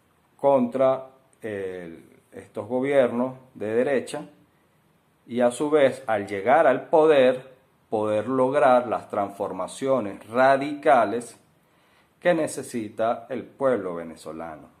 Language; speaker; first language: Spanish; native; Spanish